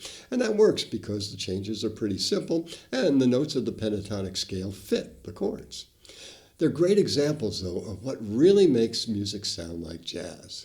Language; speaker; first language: English; native; English